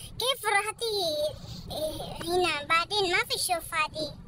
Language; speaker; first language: Arabic; non-native, learner; Filipino